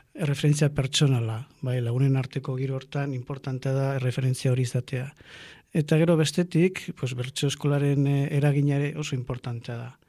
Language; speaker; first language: Basque; non-native, local second language; Spanish